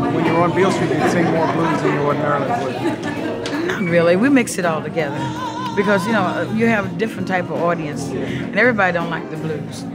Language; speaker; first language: English; native; English